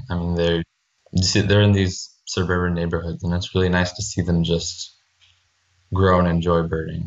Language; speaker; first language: English; native; English